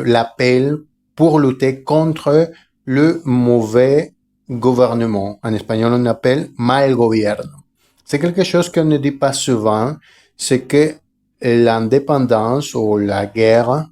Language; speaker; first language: French; non-native, fluent; Spanish